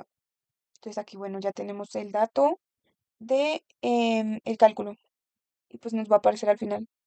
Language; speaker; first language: Spanish; native; Spanish